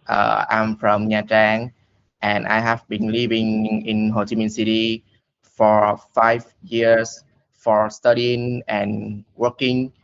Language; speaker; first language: English; non-native, learner; Vietnamese